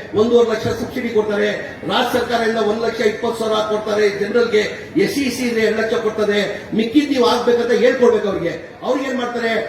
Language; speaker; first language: Kannada; non-native, local second language; Urdu